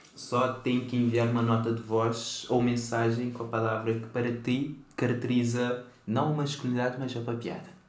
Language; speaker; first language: Portuguese; non-native, local second language; Kabuverdianu